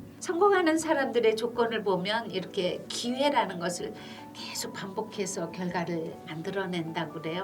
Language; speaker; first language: Korean; native; Korean